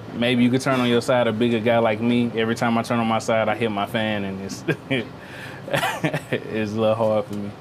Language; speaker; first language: English; native; English